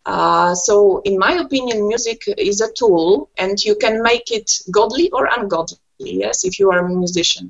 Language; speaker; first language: English; non-native, fluent; Polish